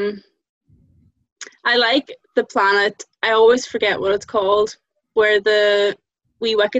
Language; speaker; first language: English; native; English